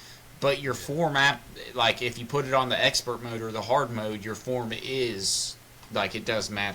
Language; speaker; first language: English; native; English